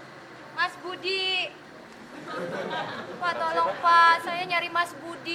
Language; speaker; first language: Indonesian; native; Indonesian